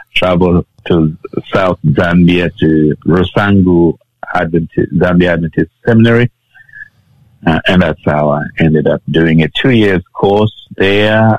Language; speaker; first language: English; non-native, local second language; Bemba